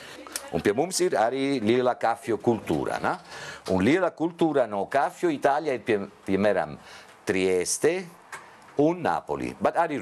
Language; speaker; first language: Latvian; non-native, learner; Italian